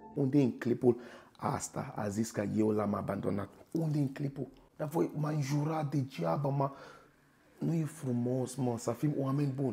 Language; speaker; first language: Romanian; non-native, fluent; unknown